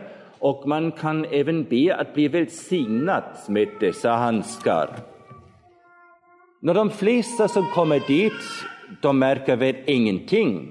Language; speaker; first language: Swedish; non-native, fluent; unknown